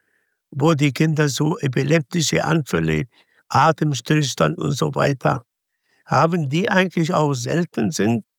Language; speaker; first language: German; non-native, fluent; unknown